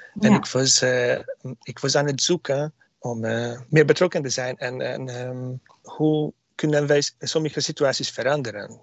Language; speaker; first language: Dutch; non-native, learner; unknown